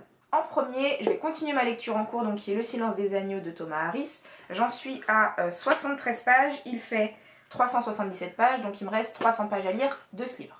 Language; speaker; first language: French; native; French